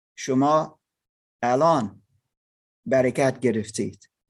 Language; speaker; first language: Persian; non-native, learner; German